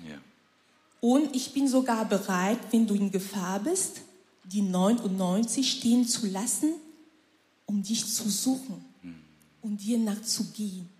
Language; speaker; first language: German; non-native, fluent; French